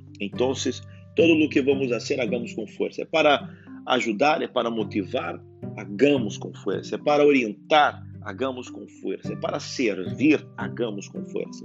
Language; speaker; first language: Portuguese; non-native, learner; Spanish